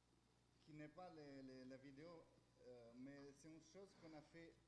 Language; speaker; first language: French; non-native, fluent; Italian